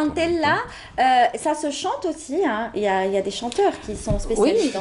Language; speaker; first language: French; native; French